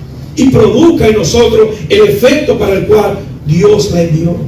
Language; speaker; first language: Spanish; native; Spanish